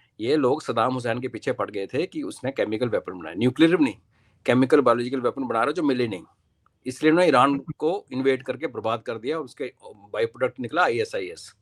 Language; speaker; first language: Hindi; non-native, local second language; Kashmiri